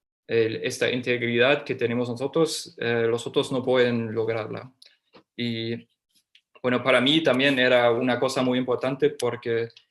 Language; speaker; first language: Spanish; non-native, fluent; German